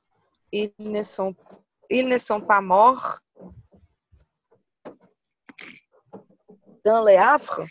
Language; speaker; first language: French; non-native, learner; Portuguese